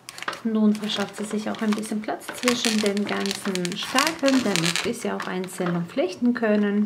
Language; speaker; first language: German; native; German